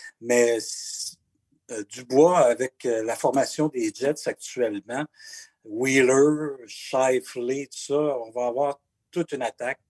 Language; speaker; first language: French; native; French